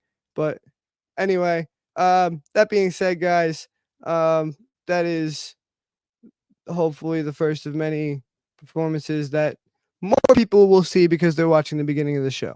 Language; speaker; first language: English; native; English